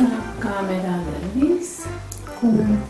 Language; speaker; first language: Romanian; non-native, local second language; Hungarian